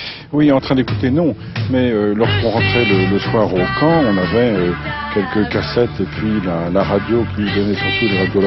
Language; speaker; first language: French; native; French